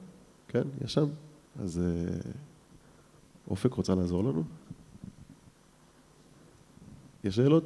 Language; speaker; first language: Hebrew; native; Hebrew